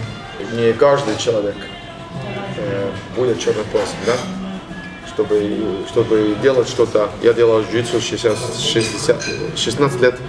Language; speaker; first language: Russian; non-native, learner; Estonian